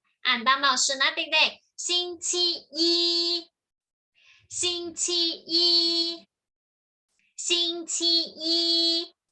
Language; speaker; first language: Chinese; non-native, fluent; Thai